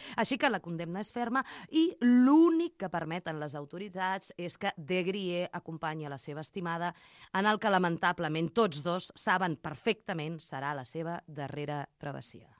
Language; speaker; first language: Catalan; early bilingual, other home language; Spanish